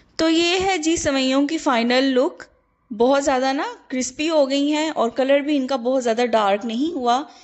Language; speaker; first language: Urdu; native; Urdu